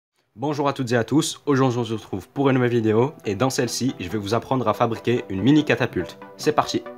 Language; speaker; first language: French; native; French